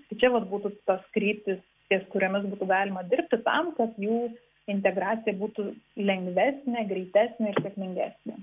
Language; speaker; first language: Lithuanian; native; Lithuanian